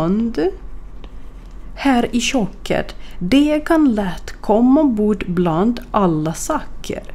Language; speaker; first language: Swedish; non-native, fluent; Ukrainian